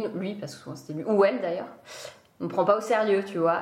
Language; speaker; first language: French; native; French